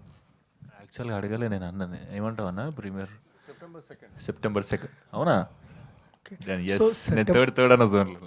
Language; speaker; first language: Telugu; native; Telugu